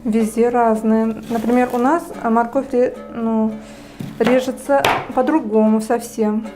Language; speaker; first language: Russian; non-native, fluent; Uzbek